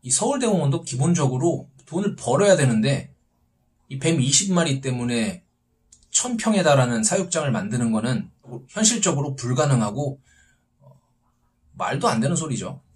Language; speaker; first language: Korean; native; Korean